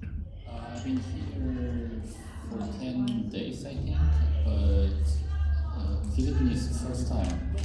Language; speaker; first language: English; non-native, learner; Russian